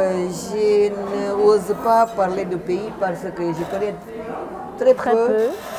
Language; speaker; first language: French; non-native, fluent; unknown